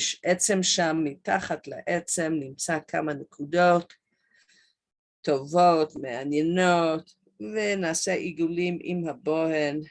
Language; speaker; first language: Hebrew; non-native, fluent; English